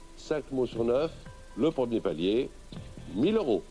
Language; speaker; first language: French; native; French